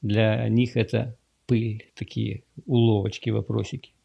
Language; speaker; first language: Russian; native; Russian